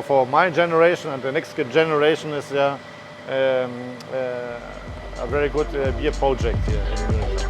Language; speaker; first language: English; non-native, learner; German